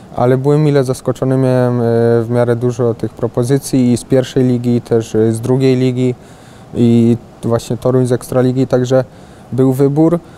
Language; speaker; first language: Polish; native; Polish